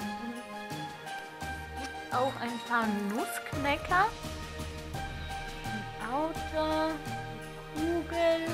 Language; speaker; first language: German; non-native, fluent; Russian